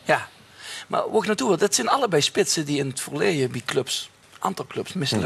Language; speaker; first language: Dutch; native; Dutch